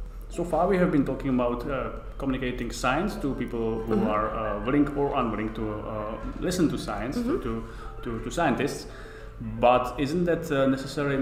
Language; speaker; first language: English; non-native, fluent; Czech